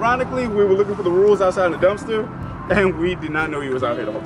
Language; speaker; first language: English; native; English